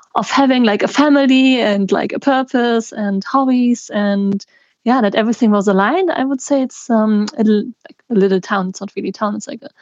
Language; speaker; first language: English; non-native, fluent; German